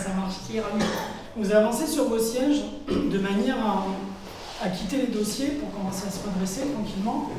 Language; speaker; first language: French; native; French